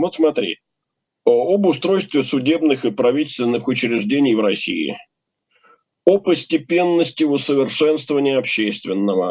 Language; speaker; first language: Russian; native; Russian